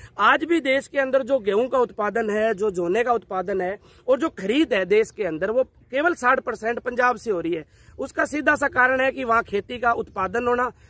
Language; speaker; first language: Hindi; native; Hindi